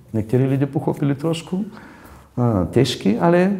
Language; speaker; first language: Czech; non-native, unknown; Bulgarian